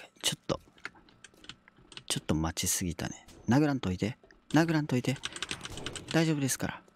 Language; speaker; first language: Japanese; native; Japanese